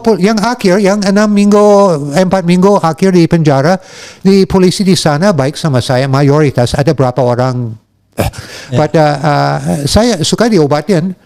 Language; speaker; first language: Indonesian; non-native, learner; English